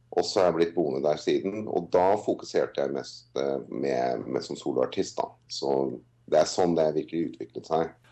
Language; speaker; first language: Norwegian; non-native, fluent; English